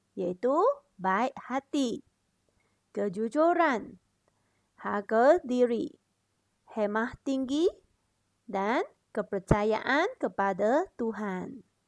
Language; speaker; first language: Malay; non-native, local second language; Chinese